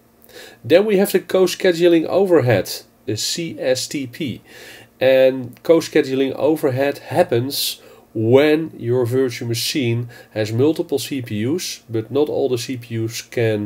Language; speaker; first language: English; non-native, fluent; Dutch